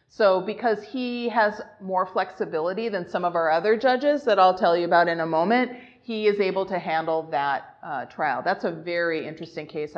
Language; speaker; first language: English; native; English